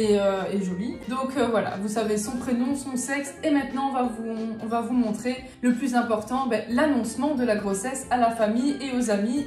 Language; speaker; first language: French; native; French